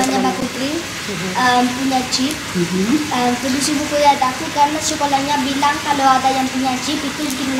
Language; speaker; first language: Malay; early bilingual, heritage; Malay